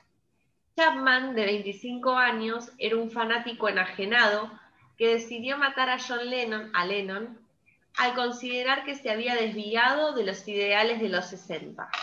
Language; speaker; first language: Spanish; native; Spanish